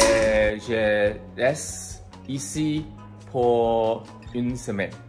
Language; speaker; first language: French; non-native, learner; Chinese